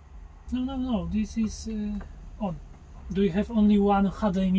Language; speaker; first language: English; non-native, learner; Polish